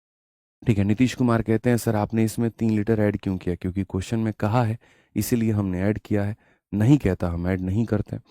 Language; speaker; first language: Hindi; native; Hindi